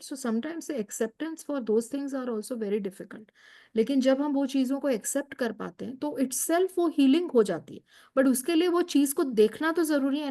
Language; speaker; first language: Hindi; native; Hindi